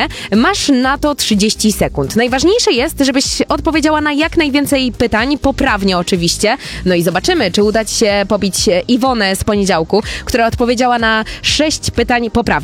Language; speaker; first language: Polish; native; Polish